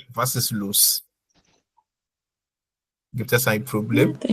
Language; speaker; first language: German; non-native, fluent; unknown